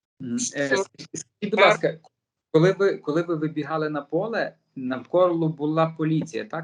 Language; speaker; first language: Ukrainian; native; Ukrainian